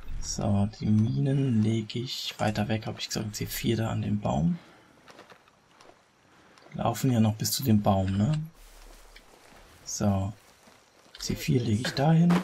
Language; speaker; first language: German; native; German